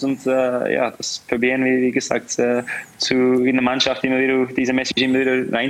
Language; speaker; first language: German; non-native, fluent; English